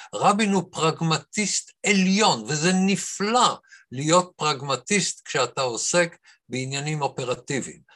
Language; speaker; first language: Hebrew; native; Hebrew